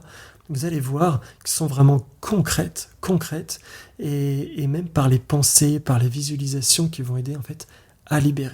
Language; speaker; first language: French; native; French